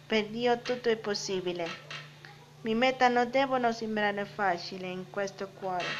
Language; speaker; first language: Italian; non-native, learner; Spanish